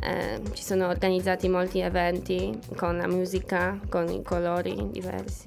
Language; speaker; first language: Italian; non-native, fluent; Polish